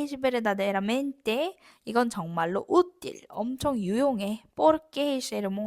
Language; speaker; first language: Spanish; non-native, fluent; Korean